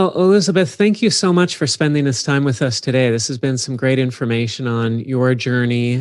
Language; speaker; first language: English; native; English